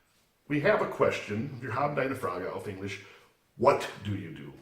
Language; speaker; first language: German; non-native, fluent; English